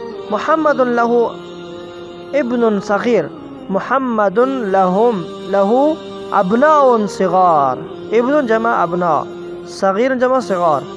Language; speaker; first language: Arabic; non-native, fluent; Persian